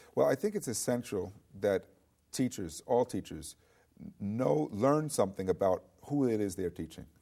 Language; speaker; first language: English; native; English